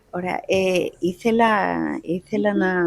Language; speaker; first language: Greek; non-native, fluent; Albanian